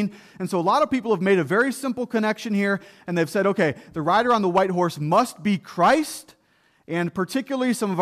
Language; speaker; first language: English; native; English